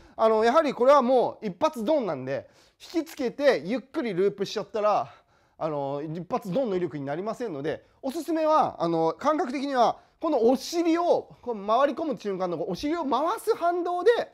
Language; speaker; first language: Japanese; native; Japanese